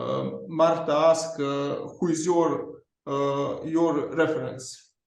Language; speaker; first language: English; non-native, learner; Serbian